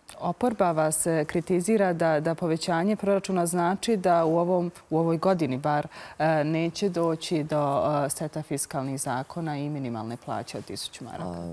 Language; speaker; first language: Croatian; native; Croatian